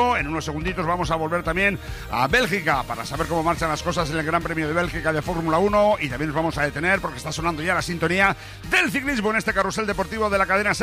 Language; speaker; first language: Spanish; native; Spanish